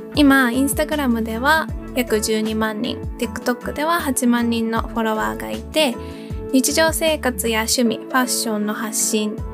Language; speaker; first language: Japanese; early bilingual, heritage; Japanese